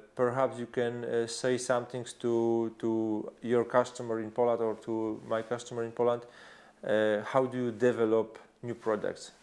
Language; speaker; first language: English; non-native, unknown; Polish